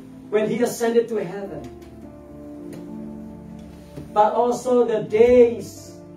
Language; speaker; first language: English; non-native, fluent; Indonesian